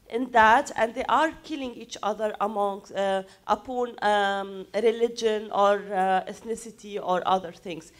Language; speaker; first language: English; non-native, fluent; Arabic